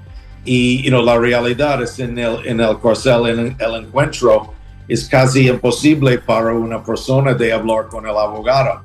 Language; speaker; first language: Spanish; non-native, learner; English